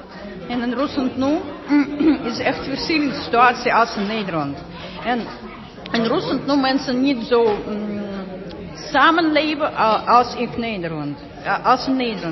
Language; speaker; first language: Dutch; non-native, learner; Russian